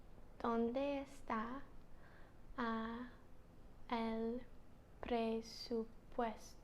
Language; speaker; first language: Spanish; non-native, learner; English